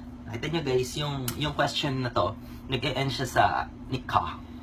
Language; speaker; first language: Filipino; native; Filipino